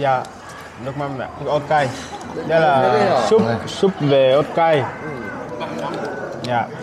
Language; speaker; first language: Vietnamese; non-native, fluent; Portuguese